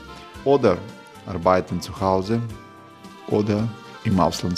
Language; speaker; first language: German; non-native, learner; Croatian